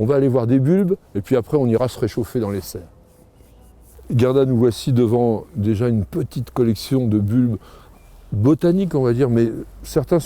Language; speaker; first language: French; native; French